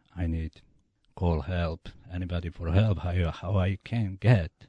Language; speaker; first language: English; non-native, learner; Bosnian